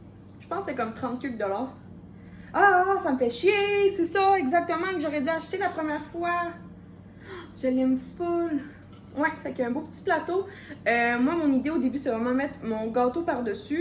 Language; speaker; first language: French; native; French